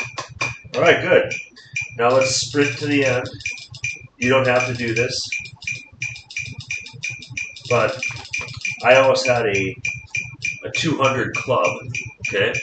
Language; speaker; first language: English; native; English